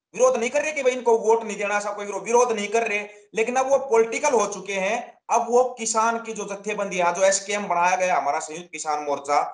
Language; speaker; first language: Hindi; native; Hindi